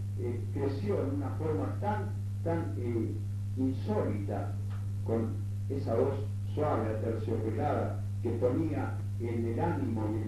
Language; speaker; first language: Spanish; native; Spanish